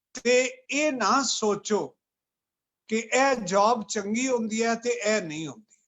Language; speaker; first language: Hindi; non-native, local second language; Punjabi